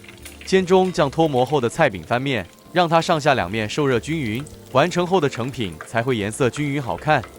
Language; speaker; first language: Chinese; native; Chinese